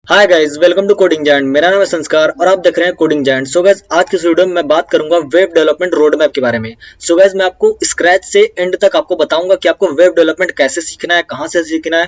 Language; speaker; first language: Hindi; native; Hindi